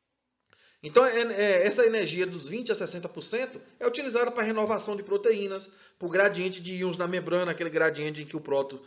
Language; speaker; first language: Portuguese; native; Portuguese